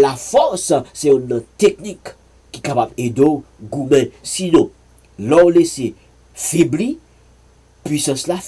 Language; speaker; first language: French; non-native, learner; Haitian Creole